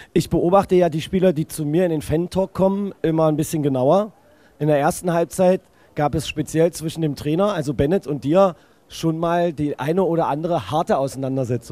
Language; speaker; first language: German; native; German